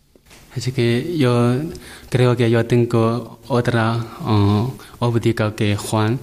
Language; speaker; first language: Spanish; non-native, learner; Chinese